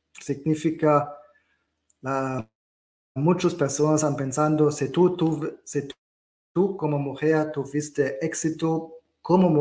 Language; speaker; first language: Spanish; non-native, learner; German